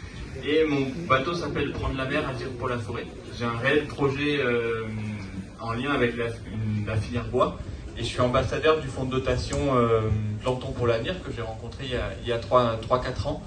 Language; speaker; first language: French; native; French